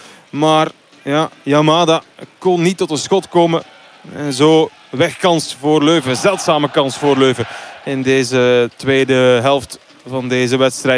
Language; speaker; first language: Dutch; native; Dutch